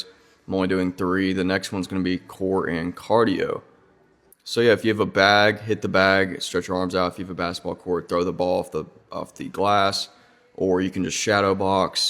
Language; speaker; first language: English; native; English